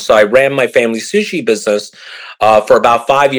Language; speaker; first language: English; early bilingual, other home language; Japanese